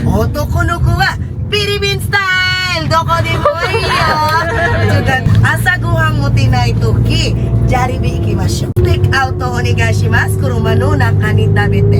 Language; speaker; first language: Japanese; non-native, learner; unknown